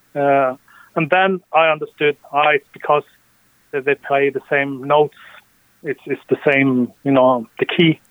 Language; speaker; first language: English; early bilingual, other home language; Norwegian